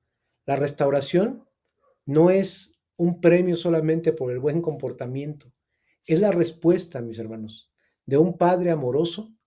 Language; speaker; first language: Spanish; native; Spanish